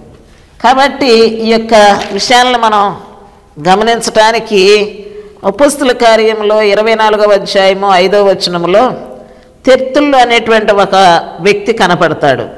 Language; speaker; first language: Telugu; native; Telugu